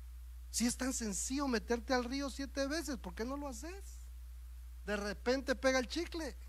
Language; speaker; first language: Spanish; native; Spanish